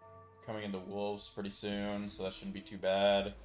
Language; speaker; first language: English; native; English